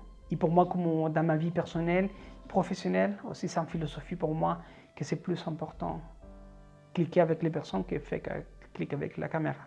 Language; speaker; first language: French; non-native, fluent; Spanish